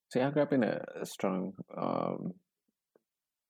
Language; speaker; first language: English; non-native, local second language; Zulu